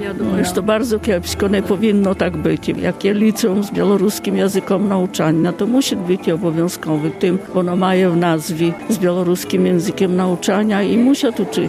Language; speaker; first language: Polish; non-native, local second language; Belarusian